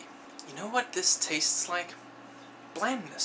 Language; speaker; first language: English; native; English